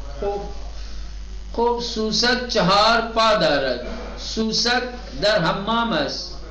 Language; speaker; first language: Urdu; native; Urdu